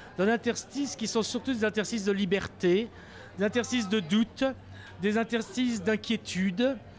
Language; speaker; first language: French; native; French